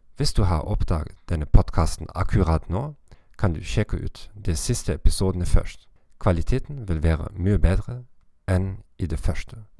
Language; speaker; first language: Norwegian; non-native, learner; German